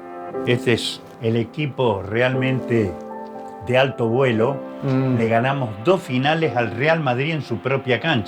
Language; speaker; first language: Spanish; native; Spanish